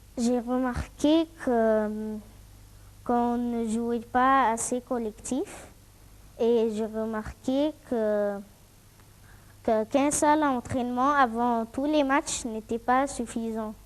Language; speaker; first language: French; non-native, fluent; Arabic